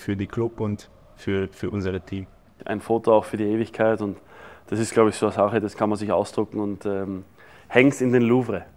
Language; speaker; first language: German; native; German